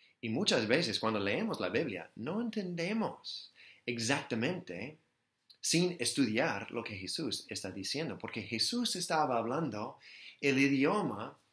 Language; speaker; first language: Spanish; non-native, fluent; English